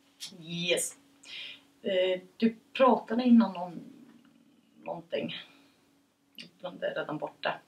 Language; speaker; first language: Swedish; early bilingual, other home language; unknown